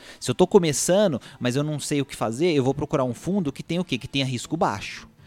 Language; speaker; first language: Portuguese; native; Portuguese